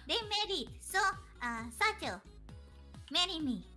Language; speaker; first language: Japanese; non-native, learner; Indonesian